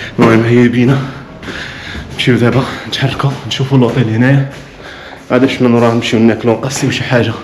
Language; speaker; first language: Arabic; native; Arabic